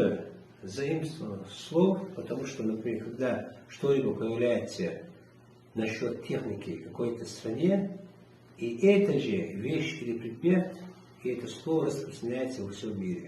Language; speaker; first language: Russian; non-native, local second language; Chechen